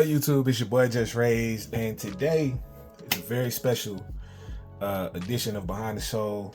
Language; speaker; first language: English; native; English